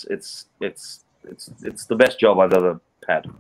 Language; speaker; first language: English; native; English